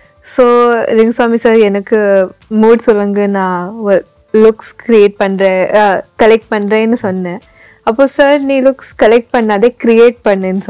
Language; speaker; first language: Tamil; non-native, learner; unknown